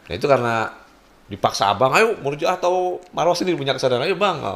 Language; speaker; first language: Indonesian; native; Indonesian